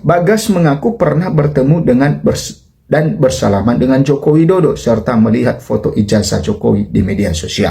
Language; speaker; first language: Indonesian; native; Indonesian